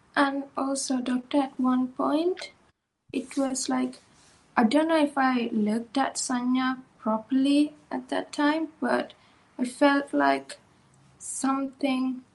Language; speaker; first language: English; non-native, local second language; Sinhala